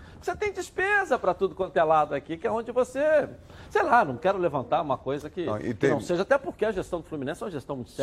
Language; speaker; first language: Portuguese; native; Portuguese